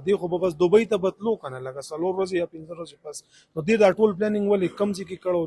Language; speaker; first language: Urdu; non-native, local second language; Pashto